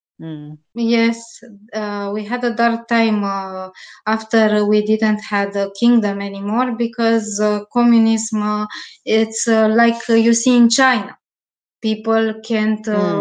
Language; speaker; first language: English; non-native, learner; Romanian